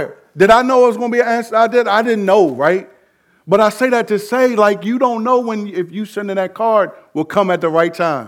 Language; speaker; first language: English; native; English